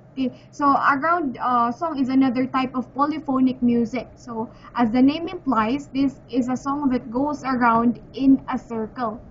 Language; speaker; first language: English; non-native, local second language; Filipino